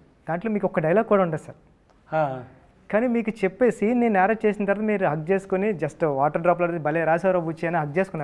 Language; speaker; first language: Telugu; native; Telugu